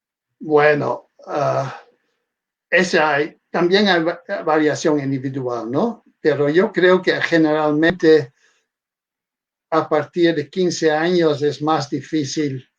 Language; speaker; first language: Spanish; non-native, fluent; Dutch